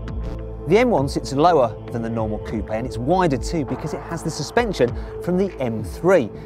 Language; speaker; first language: English; native; English